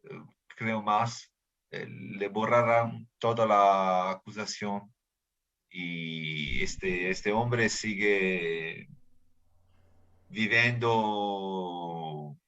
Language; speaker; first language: Spanish; non-native, fluent; Italian